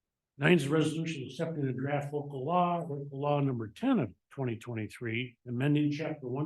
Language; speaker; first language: English; native; English